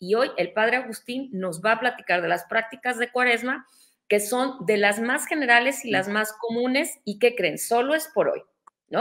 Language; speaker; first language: Spanish; native; Spanish